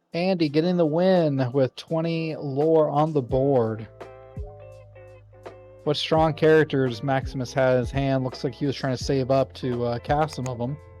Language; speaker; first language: English; native; English